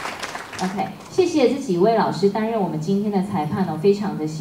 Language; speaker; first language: Chinese; native; Chinese